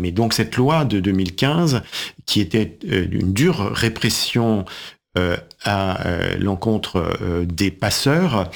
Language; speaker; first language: French; native; French